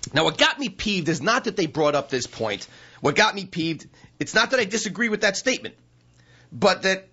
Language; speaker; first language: English; native; English